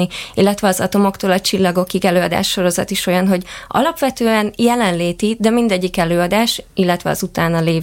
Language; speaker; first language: Hungarian; native; Hungarian